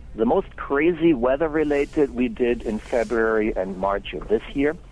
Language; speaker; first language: English; non-native, fluent; German